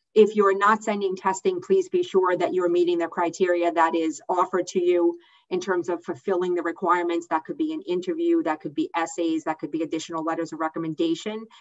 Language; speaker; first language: English; native; English